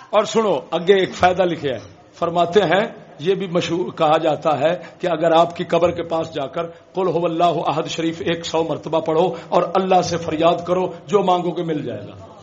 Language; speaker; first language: Urdu; non-native, local second language; Punjabi